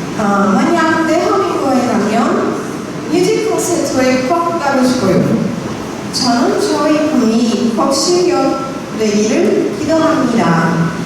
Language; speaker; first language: Korean; non-native, learner; Portuguese